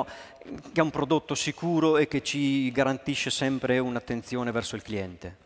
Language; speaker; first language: Italian; native; Italian